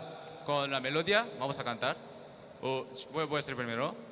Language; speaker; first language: Spanish; non-native, learner; Korean